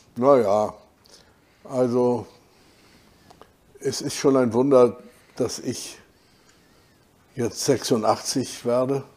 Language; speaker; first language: German; native; German